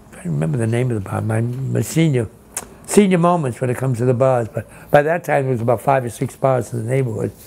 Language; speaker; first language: English; native; English